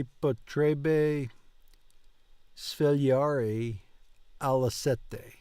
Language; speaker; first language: Italian; non-native, learner; English